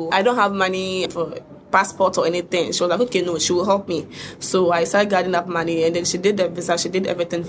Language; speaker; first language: English; non-native, local second language; Akan